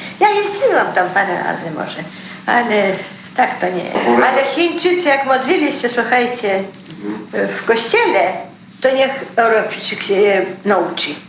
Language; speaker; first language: Polish; early bilingual, heritage; Polish